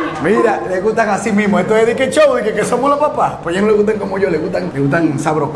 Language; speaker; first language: Spanish; native; Spanish